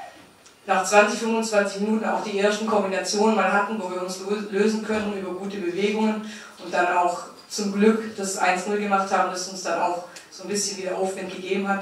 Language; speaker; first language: German; native; German